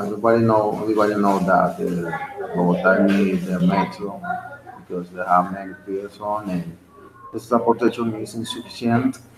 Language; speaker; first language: English; non-native, learner; Spanish